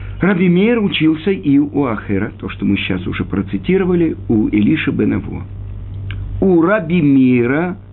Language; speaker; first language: Russian; native; Russian